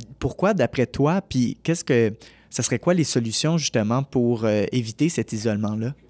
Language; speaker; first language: French; native; French